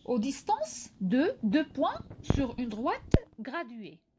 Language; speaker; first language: French; non-native, local second language; Arabic